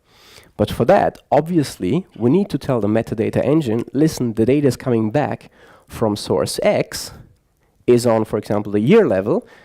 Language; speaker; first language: English; non-native, fluent; German